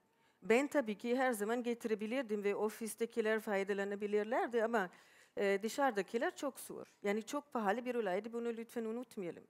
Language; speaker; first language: Turkish; non-native, fluent; German